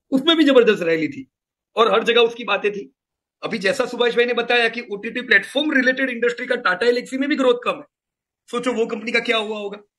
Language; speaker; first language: Hindi; non-native, local second language; Gujarati